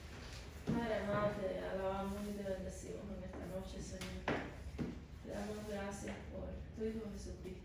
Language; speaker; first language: Spanish; native; Spanish